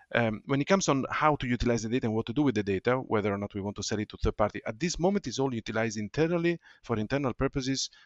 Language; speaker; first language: English; non-native, fluent; Italian